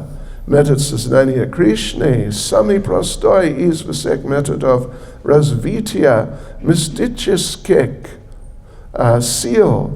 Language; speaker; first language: Russian; non-native, learner; English